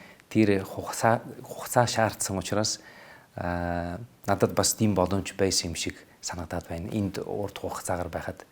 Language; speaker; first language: Mongolian; non-native, fluent; Italian